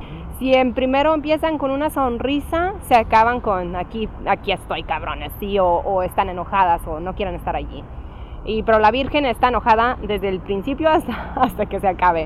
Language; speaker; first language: Spanish; early bilingual, heritage; English